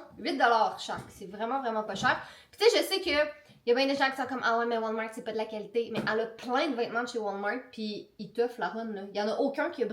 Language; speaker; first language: French; native; French